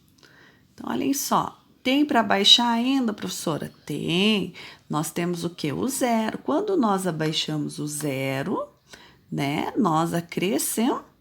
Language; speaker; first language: Portuguese; native; Portuguese